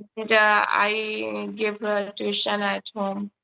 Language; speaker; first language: English; non-native, learner; Hindi